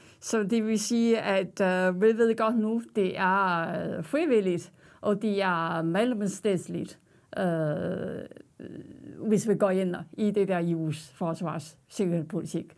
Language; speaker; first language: Danish; non-native, fluent; Chinese